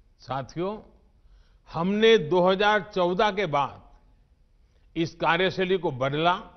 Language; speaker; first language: Hindi; native; Hindi